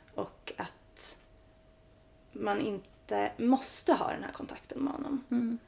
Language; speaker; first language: Swedish; early bilingual, other home language; Spanish